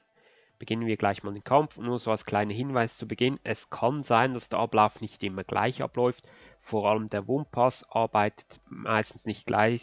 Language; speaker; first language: German; native; German